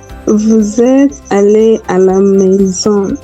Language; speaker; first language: French; non-native, learner; English